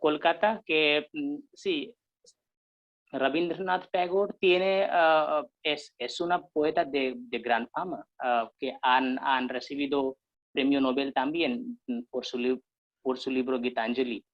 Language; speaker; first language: Spanish; non-native, fluent; Hindi